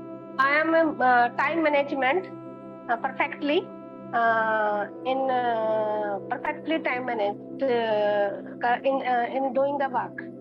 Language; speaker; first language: English; non-native, learner; Hindi